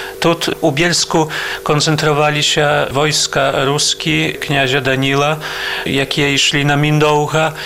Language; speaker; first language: Polish; non-native, local second language; Belarusian